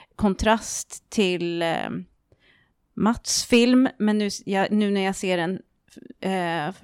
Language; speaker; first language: Swedish; native; Swedish